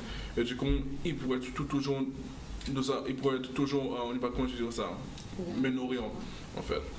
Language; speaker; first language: French; non-native, local second language; English